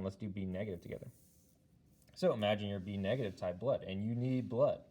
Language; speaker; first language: English; native; English